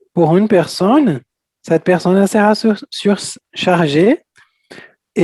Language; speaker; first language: French; non-native, fluent; Portuguese